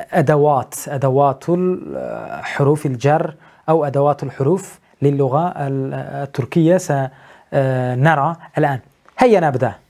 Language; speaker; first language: Arabic; non-native, learner; Turkish